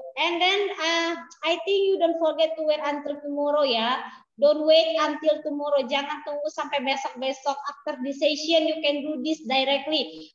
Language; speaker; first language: English; non-native, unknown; Indonesian